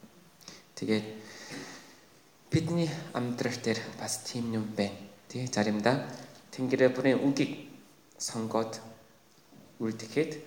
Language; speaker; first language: Mongolian; non-native, fluent; Korean